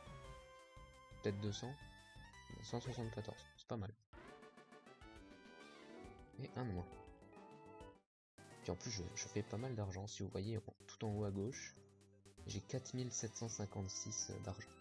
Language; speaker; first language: French; native; French